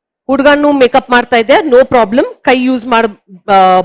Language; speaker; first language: Kannada; non-native, learner; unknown